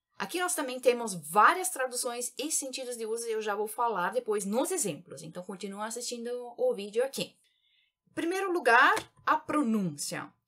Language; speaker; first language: Portuguese; native; Portuguese